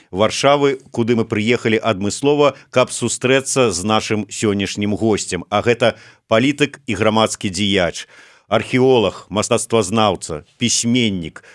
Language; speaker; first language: Belarusian; native; Belarusian